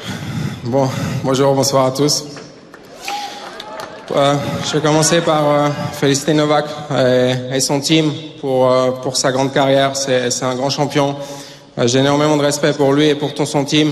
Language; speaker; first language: French; native; French